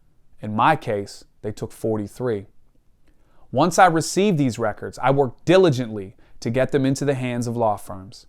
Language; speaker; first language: English; native; English